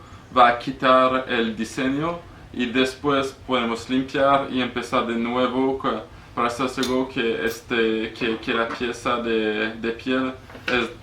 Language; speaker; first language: Spanish; non-native, learner; French